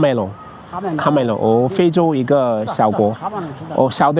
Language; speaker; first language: Chinese; non-native, fluent; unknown